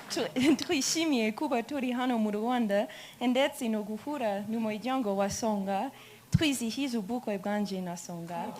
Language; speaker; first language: Kinyarwanda; non-native, learner; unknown